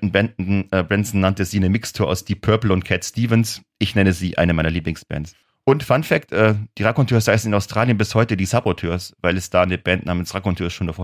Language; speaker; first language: German; native; German